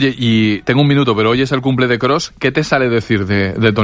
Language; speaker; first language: Spanish; native; Spanish